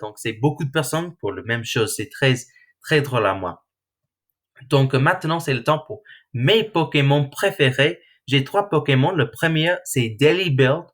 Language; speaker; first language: French; non-native, learner; English